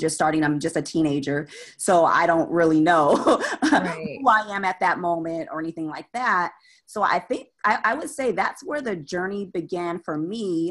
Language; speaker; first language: English; native; English